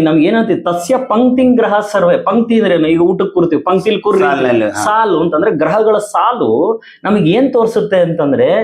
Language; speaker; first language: Kannada; native; Kannada